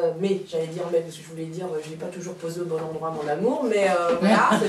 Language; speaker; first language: French; native; French